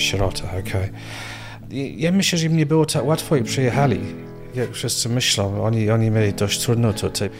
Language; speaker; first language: Polish; early bilingual, heritage; Polish